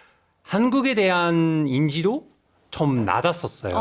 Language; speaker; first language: Korean; non-native, fluent; English